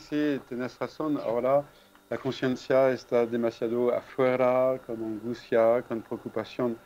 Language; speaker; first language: Spanish; non-native, fluent; French